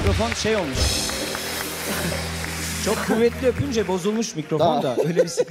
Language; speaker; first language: Turkish; native; Turkish